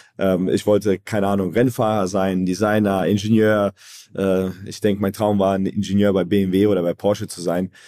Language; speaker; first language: German; early bilingual, other home language; Croatian